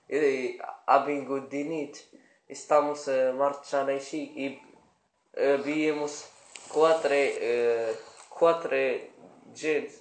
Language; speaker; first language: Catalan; non-native, learner; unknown